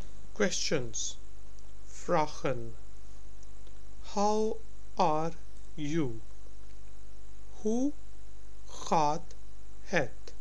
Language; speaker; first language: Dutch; non-native, learner; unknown